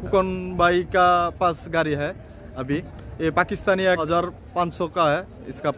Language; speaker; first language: Hindi; non-native, learner; Bangla